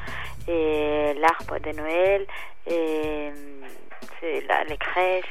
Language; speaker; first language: French; non-native, fluent; Spanish